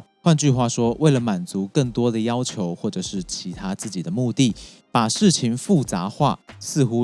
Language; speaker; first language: Chinese; native; Chinese